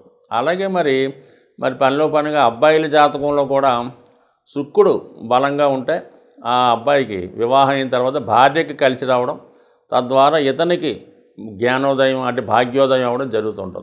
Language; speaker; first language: Telugu; native; Telugu